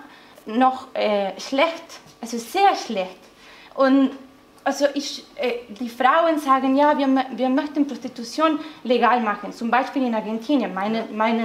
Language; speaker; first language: German; non-native, learner; Spanish